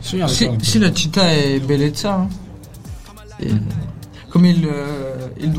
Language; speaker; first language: Italian; non-native, learner; French